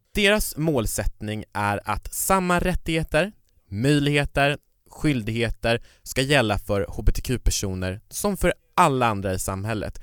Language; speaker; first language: Swedish; native; Swedish